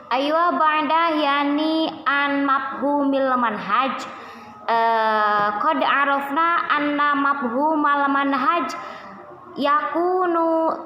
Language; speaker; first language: Arabic; non-native, learner; Indonesian